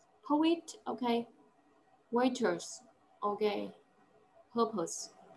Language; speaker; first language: English; non-native, fluent; Vietnamese